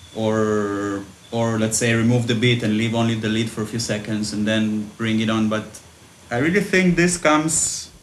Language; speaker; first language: English; early bilingual, other home language; Russian